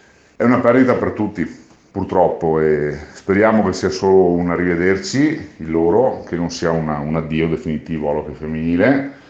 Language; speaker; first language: Italian; native; Italian